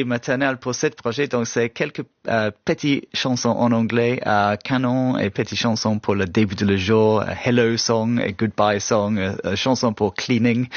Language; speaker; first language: French; non-native, fluent; English